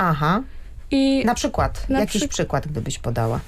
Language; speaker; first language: Polish; native; Polish